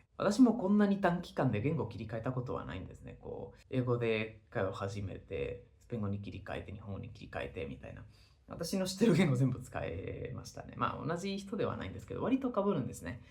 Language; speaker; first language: Japanese; non-native, fluent; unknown